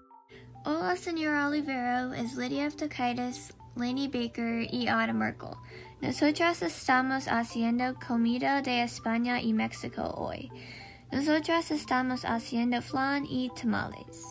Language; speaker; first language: Spanish; non-native, learner; English